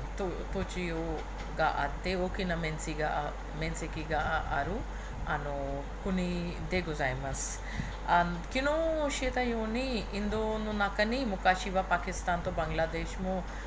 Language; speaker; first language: Japanese; non-native, fluent; Hindi